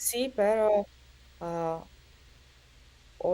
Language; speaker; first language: Spanish; non-native, learner; Russian